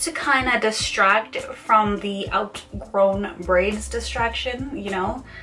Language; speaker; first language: English; native; English